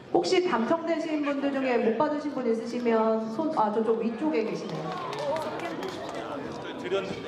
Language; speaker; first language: Korean; native; Korean